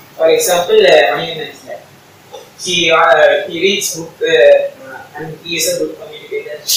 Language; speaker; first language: English; non-native, learner; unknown